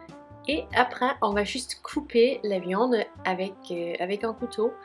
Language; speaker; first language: French; non-native, fluent; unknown